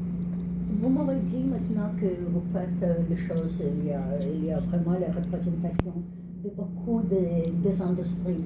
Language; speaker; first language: French; non-native, learner; English